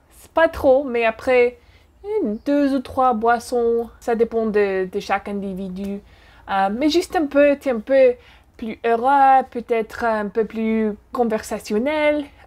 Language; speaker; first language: French; non-native, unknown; English